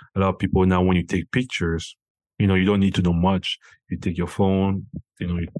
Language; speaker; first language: English; non-native, local second language; French